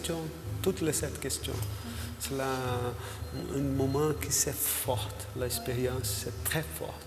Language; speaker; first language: French; non-native, learner; Portuguese